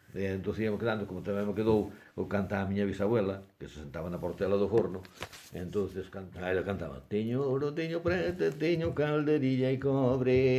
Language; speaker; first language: Galician; native; Galician